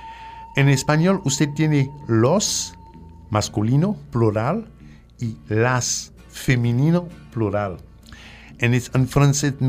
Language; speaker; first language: Spanish; non-native, fluent; French